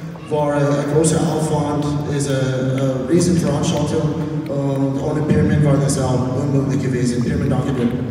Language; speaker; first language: German; non-native, fluent; English